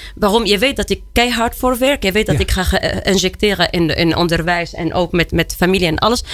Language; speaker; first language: Dutch; non-native, fluent; Arabic